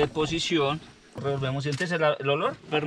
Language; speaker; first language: Spanish; native; Spanish